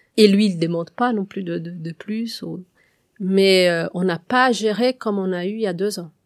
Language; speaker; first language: French; non-native, fluent; Portuguese